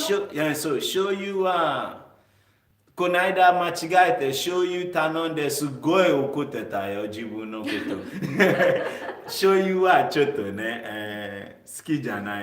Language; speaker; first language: Japanese; non-native, learner; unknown